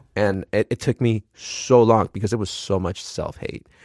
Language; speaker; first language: English; early bilingual, other home language; Spanish